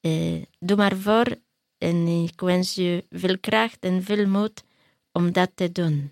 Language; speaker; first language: Dutch; non-native, learner; Polish